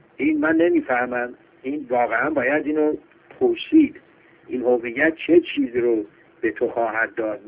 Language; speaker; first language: Persian; native; Persian